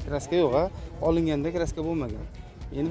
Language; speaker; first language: Turkish; non-native, learner; Uzbek